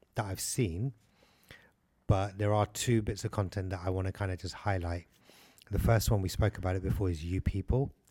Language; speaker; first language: English; early bilingual, other home language; Hindi